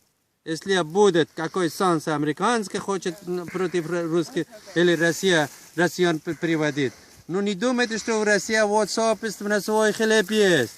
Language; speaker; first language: Russian; non-native, learner; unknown